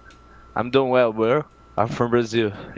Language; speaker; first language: English; non-native, learner; Portuguese